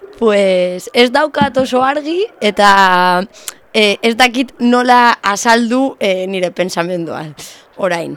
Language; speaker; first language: Basque; non-native, learner; Catalan